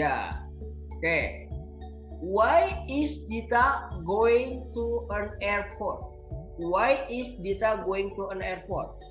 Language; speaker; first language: English; non-native, learner; Indonesian